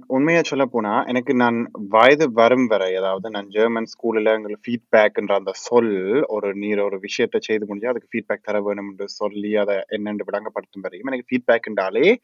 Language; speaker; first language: Tamil; early bilingual, heritage; Tamil